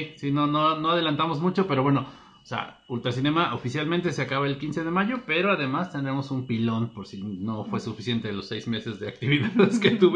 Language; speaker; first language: Spanish; native; Spanish